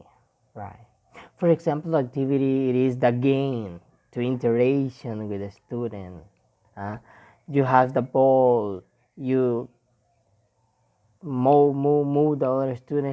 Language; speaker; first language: English; non-native, learner; Spanish